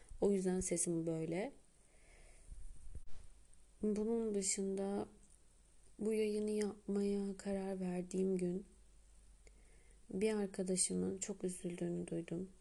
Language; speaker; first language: Turkish; native; Turkish